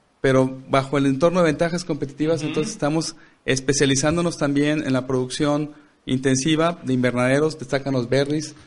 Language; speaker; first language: Spanish; native; Spanish